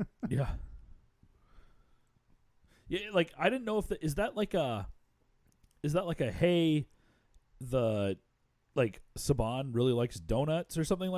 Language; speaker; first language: English; native; English